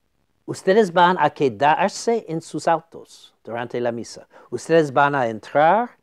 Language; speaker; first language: Spanish; non-native, fluent; English